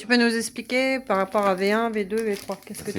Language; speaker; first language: French; native; French